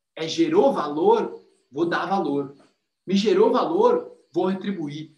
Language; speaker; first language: Portuguese; native; Portuguese